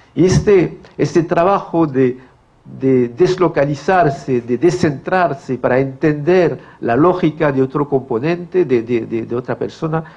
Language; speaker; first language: Spanish; non-native, fluent; French